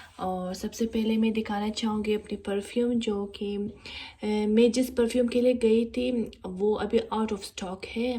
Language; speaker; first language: Urdu; non-native, local second language; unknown